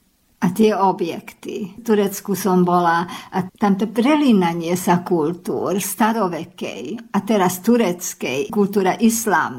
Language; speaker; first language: Slovak; early bilingual, heritage; Slovak